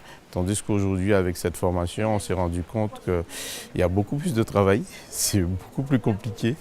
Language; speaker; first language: French; native; French